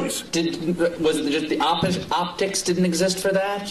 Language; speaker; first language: English; native; English